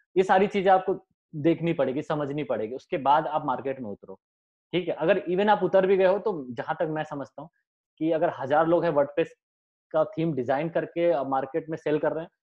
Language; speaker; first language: Hindi; native; Hindi